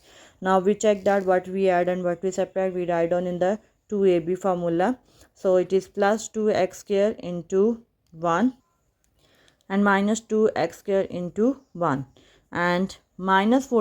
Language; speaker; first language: English; non-native, local second language; Urdu